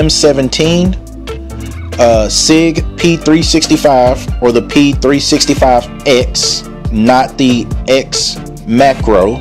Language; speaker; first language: English; native; English